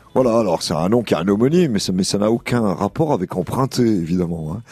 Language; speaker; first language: French; native; French